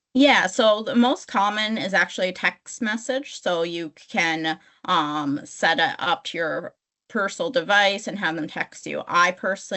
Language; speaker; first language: English; native; English